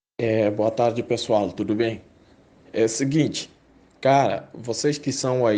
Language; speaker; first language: Portuguese; non-native, fluent; Haitian Creole